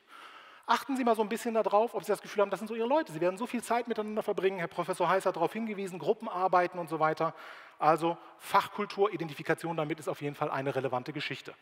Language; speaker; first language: German; native; German